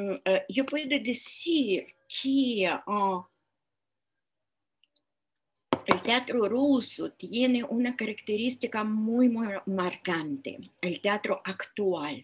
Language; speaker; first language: Spanish; non-native, fluent; Russian